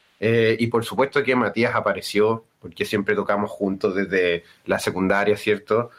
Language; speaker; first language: Spanish; native; Spanish